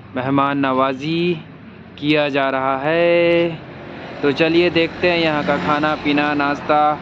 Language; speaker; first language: Hindi; native; Hindi